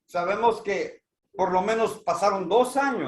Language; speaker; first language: Spanish; native; Spanish